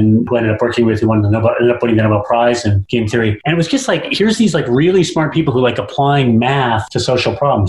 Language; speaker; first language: English; native; English